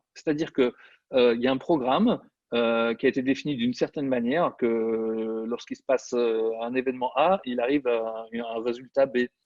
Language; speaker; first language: French; native; French